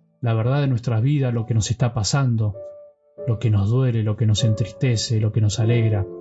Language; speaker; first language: Spanish; native; Spanish